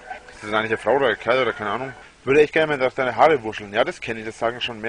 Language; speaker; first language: German; native; German